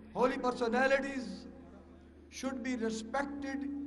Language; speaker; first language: English; non-native, local second language; Urdu